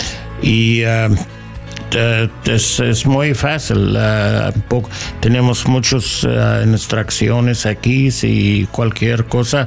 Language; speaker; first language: Spanish; non-native, learner; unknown